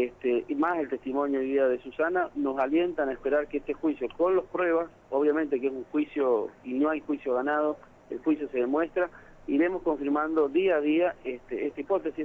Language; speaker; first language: Spanish; native; Spanish